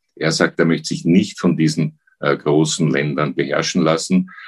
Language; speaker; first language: German; native; German